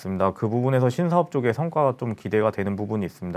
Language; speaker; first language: Korean; native; Korean